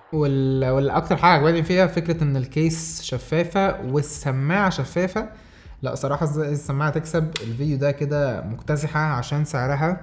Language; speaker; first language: Arabic; native; Arabic